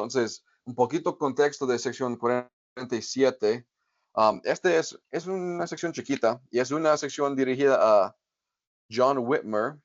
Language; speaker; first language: Spanish; non-native, fluent; English